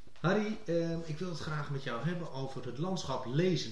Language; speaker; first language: Dutch; native; Dutch